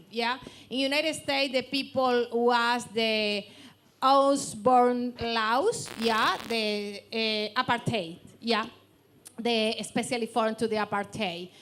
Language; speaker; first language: English; non-native, learner; Spanish